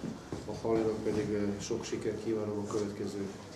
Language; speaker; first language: Hungarian; non-native, fluent; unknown